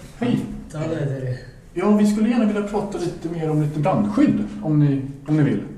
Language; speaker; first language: Swedish; native; Swedish